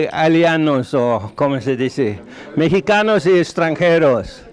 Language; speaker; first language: Spanish; non-native, fluent; English